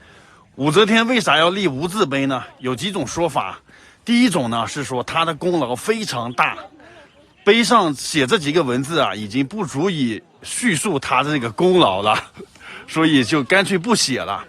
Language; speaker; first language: Chinese; native; Chinese